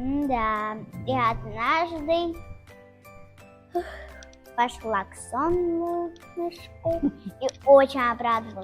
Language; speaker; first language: Russian; non-native, local second language; Tajik